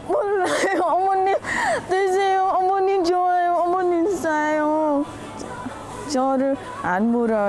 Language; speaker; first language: Korean; non-native, learner; Vietnamese